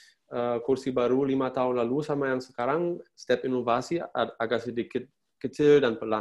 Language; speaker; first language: Indonesian; non-native, fluent; German